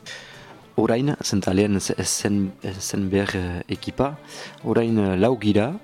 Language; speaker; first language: Basque; non-native, learner; French